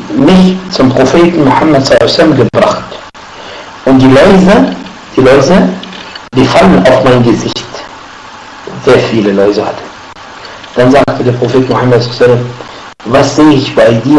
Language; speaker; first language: German; non-native, fluent; Arabic